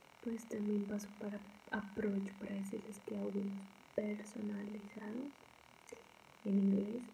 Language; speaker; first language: Spanish; native; Spanish